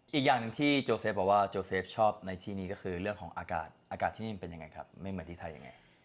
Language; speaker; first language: Thai; native; Thai